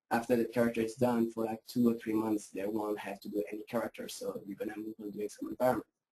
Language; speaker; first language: English; non-native, fluent; French